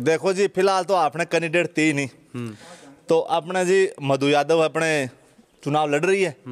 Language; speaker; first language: Hindi; native; Hindi